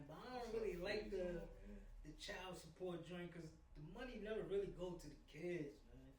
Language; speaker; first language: English; native; English